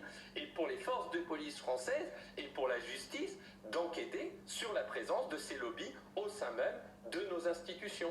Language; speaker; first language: French; native; French